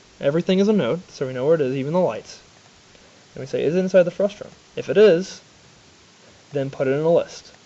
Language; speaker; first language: English; native; English